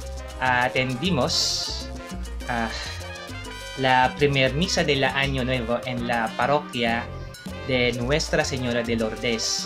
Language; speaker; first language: Spanish; non-native, learner; Filipino